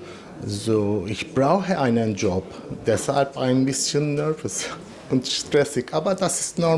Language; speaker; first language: German; non-native, learner; Turkish